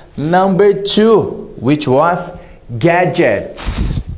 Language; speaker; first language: English; non-native, fluent; Portuguese